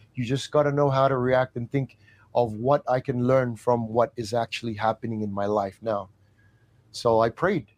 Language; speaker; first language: English; native; English